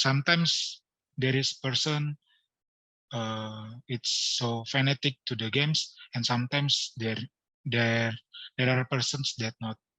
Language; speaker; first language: English; non-native, learner; Indonesian